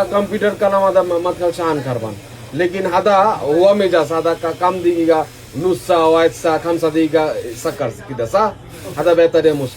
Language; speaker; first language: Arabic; non-native, learner; Bangla